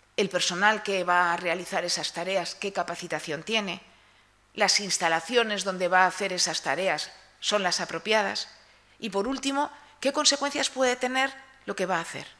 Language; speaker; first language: Spanish; native; Spanish